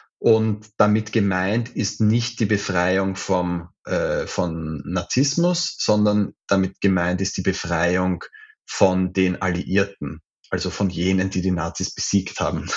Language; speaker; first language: German; native; German